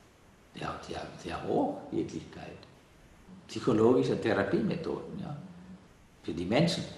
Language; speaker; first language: German; non-native, learner; Sinhala